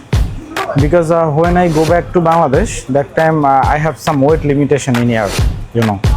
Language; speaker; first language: English; non-native, learner; Bangla